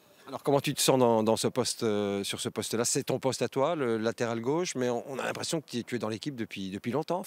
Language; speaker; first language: French; native; French